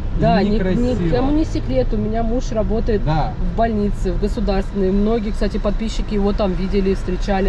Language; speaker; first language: Russian; native; Russian